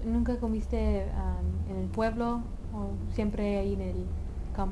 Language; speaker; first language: Spanish; early bilingual, heritage; Spanish